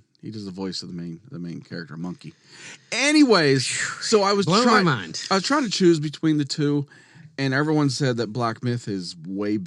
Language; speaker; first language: English; native; English